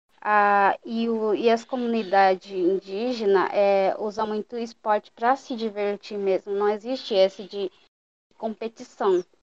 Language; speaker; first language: Portuguese; non-native, local second language; Guarani